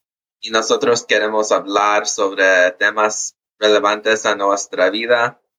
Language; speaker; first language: Spanish; early bilingual, heritage; English